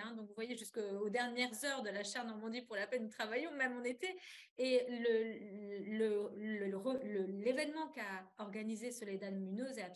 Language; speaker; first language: French; native; French